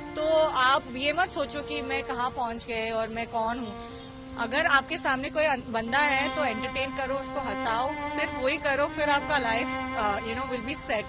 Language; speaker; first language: Hindi; non-native, local second language; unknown